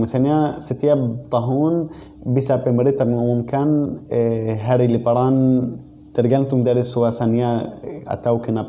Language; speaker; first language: Indonesian; non-native, learner; Arabic